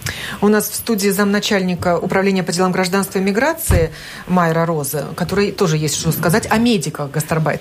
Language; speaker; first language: Russian; native; Russian